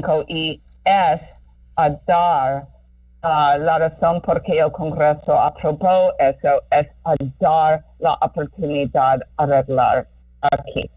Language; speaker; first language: Spanish; non-native, fluent; English